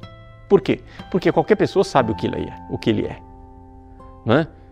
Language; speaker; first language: Portuguese; native; Portuguese